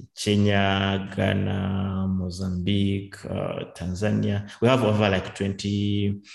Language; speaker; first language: English; non-native, local second language; Kinyarwanda